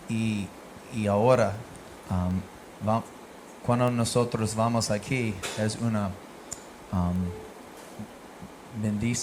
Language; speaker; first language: Spanish; non-native, learner; English